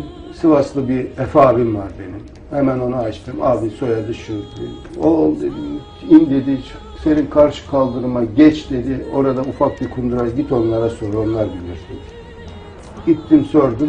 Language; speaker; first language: Turkish; native; Turkish